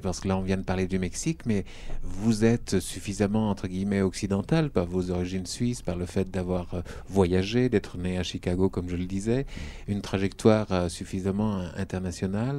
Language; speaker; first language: French; native; French